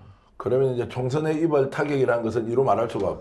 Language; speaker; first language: Korean; native; Korean